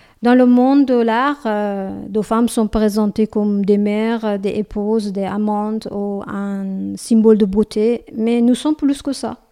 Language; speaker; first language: French; non-native, learner; Persian